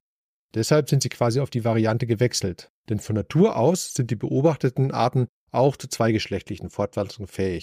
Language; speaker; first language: German; native; German